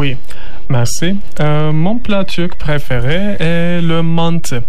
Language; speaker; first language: French; non-native, learner; Turkish